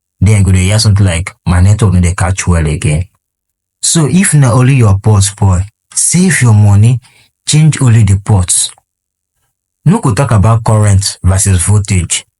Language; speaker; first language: Nigerian Pidgin; non-native, local second language; Igbo